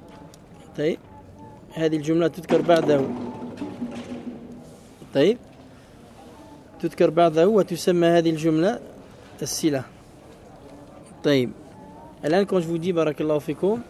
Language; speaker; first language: Arabic; non-native, fluent; French